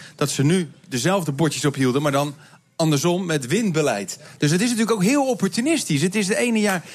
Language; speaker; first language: Dutch; native; Dutch